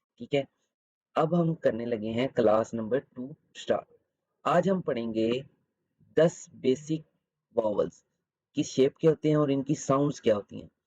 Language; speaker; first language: Urdu; native; Urdu